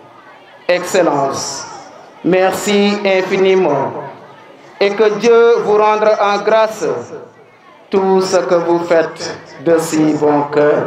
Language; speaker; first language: French; non-native, local second language; Serer